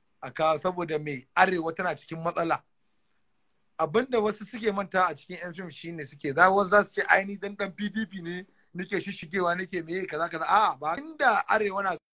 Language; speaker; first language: Hausa; native; Hausa